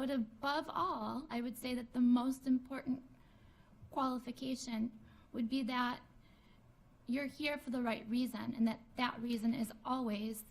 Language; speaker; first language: English; native; English